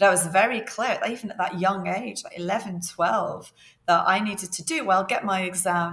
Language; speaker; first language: English; native; English